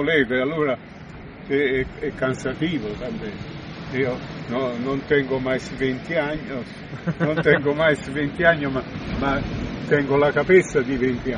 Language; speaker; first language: Spanish; non-native, learner; Italian